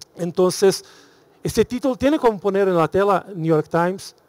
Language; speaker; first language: Spanish; non-native, learner; Portuguese